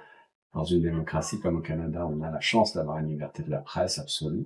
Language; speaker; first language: French; native; French